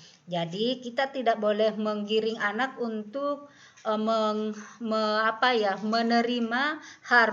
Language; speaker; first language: Indonesian; native; Indonesian